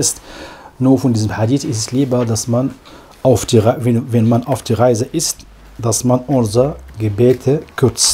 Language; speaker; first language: German; non-native, fluent; Arabic